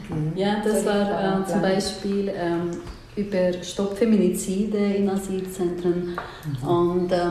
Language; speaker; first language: German; non-native, fluent; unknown